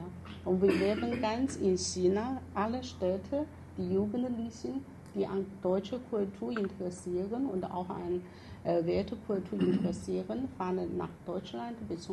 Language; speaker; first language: German; non-native, fluent; Chinese